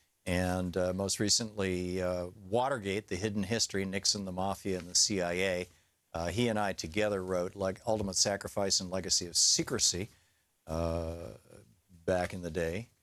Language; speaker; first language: English; native; English